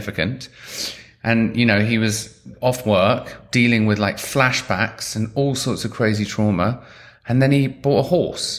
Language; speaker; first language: English; native; English